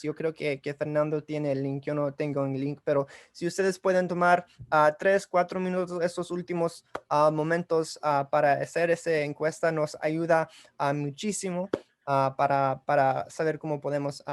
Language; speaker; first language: Spanish; early bilingual, heritage; English